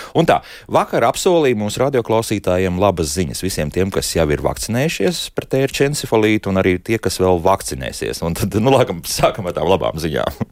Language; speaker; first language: Latvian; native; Latvian